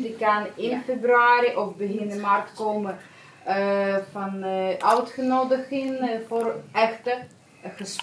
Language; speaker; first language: Dutch; non-native, learner; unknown